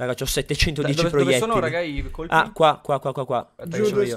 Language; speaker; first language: Italian; native; Italian